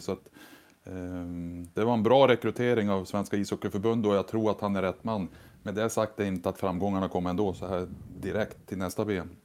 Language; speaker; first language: Swedish; native; Swedish